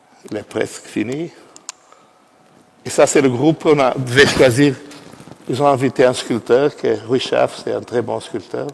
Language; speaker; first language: French; non-native, fluent; Portuguese